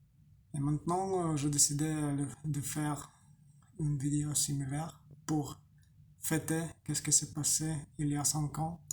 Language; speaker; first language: French; non-native, learner; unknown